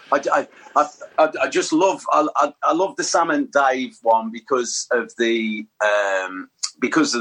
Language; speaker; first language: English; native; English